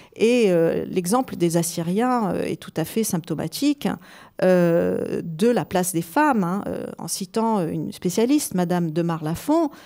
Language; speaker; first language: French; native; French